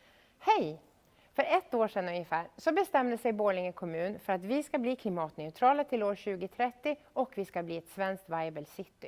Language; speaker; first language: Swedish; native; Swedish